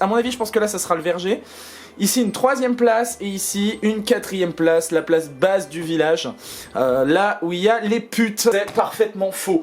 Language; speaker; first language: French; native; French